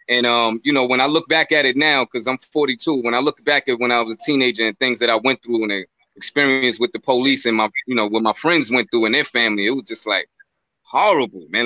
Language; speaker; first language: English; native; English